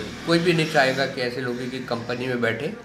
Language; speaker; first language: Urdu; native; Urdu